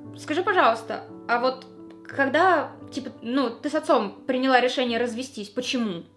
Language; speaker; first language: Russian; native; Russian